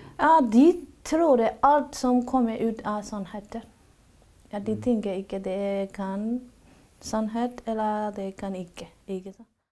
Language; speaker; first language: Norwegian; non-native, learner; Burmese